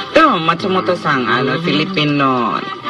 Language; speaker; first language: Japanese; non-native, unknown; Cebuano